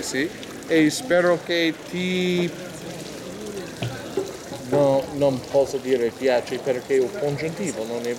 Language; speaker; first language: Italian; non-native, learner; English